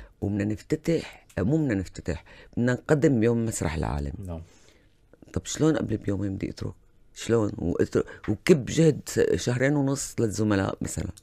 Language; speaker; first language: Arabic; native; Arabic